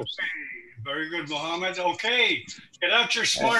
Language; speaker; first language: English; native; English